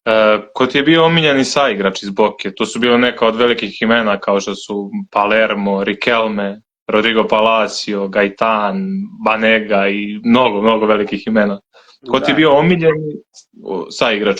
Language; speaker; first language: Croatian; native; Croatian